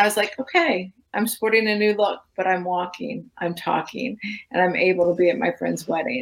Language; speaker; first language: English; native; English